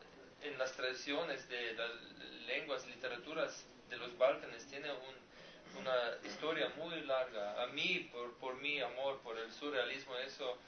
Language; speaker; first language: Spanish; non-native, learner; Slovenian